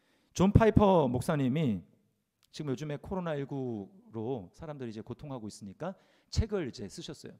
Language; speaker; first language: Korean; native; Korean